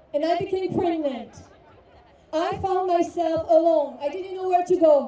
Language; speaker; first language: English; native; English